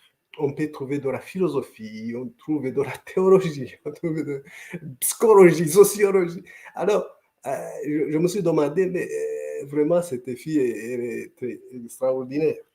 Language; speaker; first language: French; non-native, local second language; Kinyarwanda